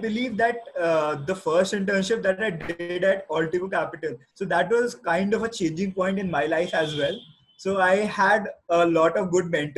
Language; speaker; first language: English; non-native, local second language; Hindi